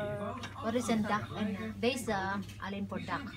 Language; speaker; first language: Dutch; non-native, learner; Filipino